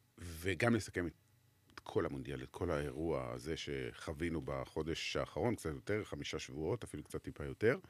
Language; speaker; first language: Hebrew; native; Hebrew